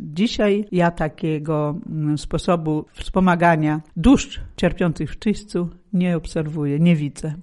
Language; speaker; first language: Polish; native; Polish